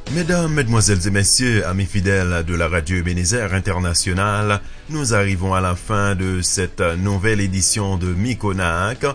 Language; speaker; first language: French; native; French